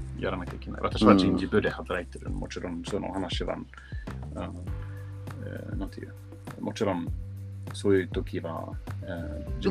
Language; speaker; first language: Japanese; non-native, learner; Swedish